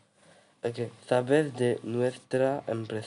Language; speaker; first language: Spanish; non-native, learner; French